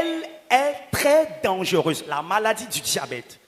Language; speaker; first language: French; non-native, local second language; Ewe